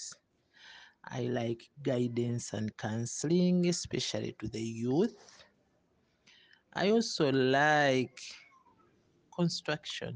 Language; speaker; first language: English; non-native, local second language; Ganda